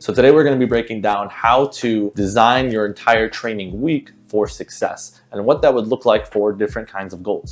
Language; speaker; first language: English; native; English